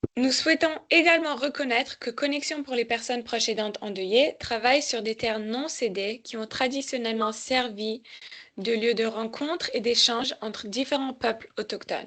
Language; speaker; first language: French; native; French